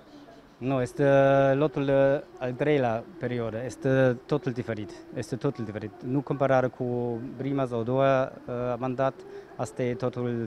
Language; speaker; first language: Romanian; non-native, learner; German